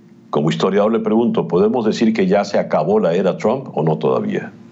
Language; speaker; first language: Spanish; native; Spanish